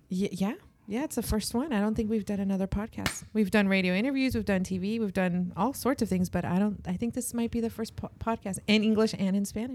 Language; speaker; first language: English; early bilingual, other home language; Spanish